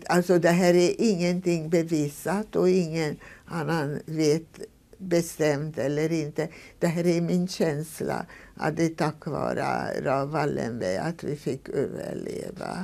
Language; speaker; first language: Swedish; non-native, fluent; Hungarian